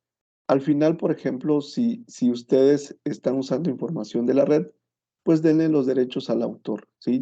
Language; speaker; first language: Spanish; native; Spanish